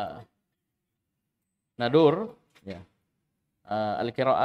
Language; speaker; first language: Arabic; non-native, fluent; Indonesian